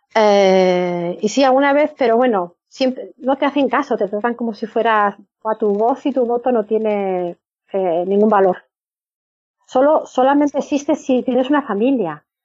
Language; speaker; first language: Spanish; native; Spanish